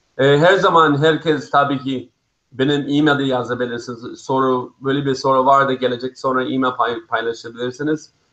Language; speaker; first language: Turkish; non-native, fluent; English